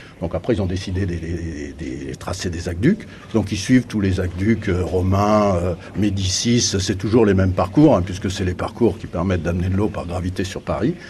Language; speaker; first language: French; native; French